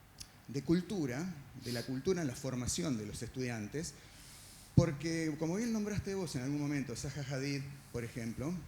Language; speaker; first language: Spanish; native; Spanish